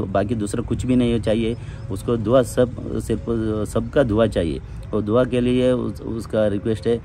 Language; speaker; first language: Hindi; non-native, local second language; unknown